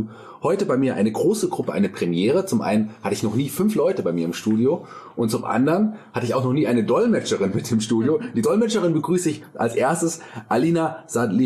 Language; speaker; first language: German; native; German